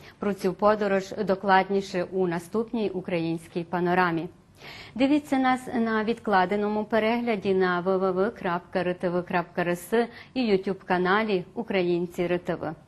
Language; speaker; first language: Ukrainian; early bilingual, heritage; Ukrainian